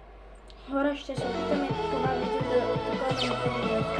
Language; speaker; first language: Bulgarian; native; Bulgarian